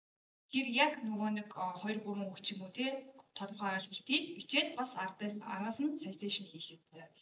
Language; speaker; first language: Mongolian; native; Mongolian